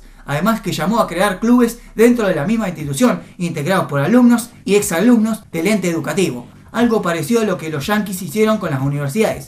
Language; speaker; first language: Spanish; native; Spanish